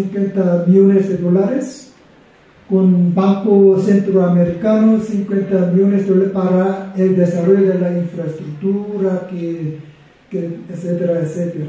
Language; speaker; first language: Spanish; non-native, fluent; Korean